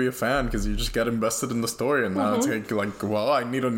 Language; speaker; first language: English; non-native, fluent; Spanish